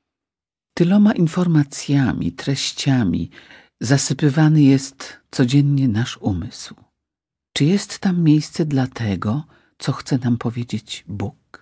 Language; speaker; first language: Polish; native; Polish